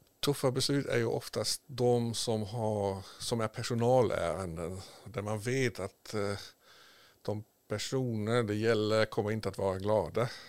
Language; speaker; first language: Swedish; native; Swedish